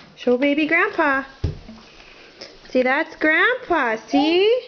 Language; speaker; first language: English; native; English